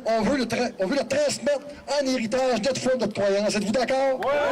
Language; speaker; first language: French; native; French